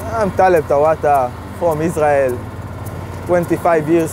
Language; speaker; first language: English; non-native, learner; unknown